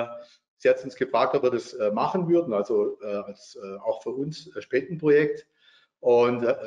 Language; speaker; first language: German; native; German